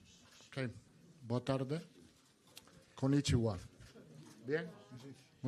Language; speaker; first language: Portuguese; non-native, learner; Italian